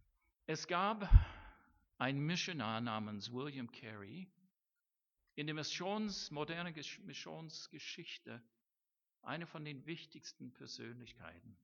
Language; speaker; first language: German; non-native, fluent; English